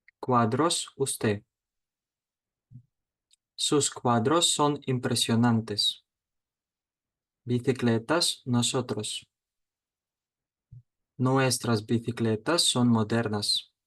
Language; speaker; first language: Spanish; non-native, fluent; Ukrainian